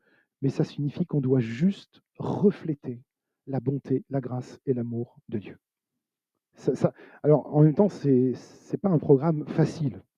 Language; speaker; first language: French; native; French